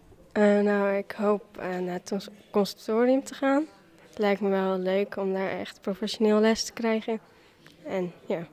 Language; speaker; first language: Dutch; native; Dutch